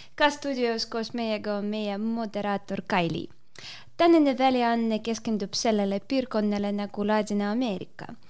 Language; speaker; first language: Estonian; non-native, local second language; Russian